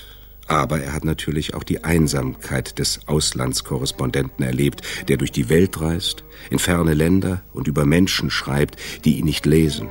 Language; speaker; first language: German; native; German